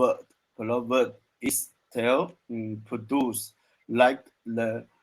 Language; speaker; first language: English; non-native, learner; Chinese